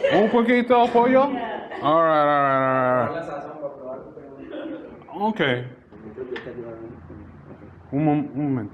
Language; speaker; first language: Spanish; non-native, learner; English